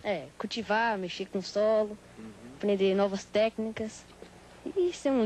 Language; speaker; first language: Portuguese; non-native, fluent; Japanese